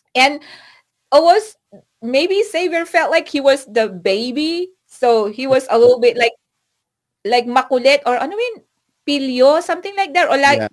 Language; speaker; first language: English; non-native, local second language; Filipino